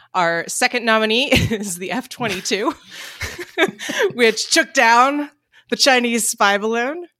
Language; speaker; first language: English; native; English